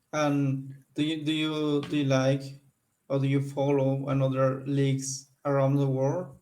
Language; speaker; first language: English; non-native, learner; Spanish